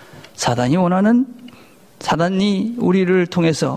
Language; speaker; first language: Korean; native; Korean